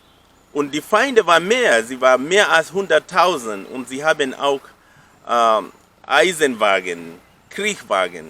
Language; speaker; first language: German; non-native, fluent; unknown